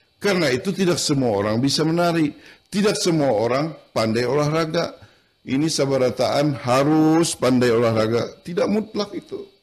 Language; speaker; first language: Indonesian; non-native, local second language; Banjar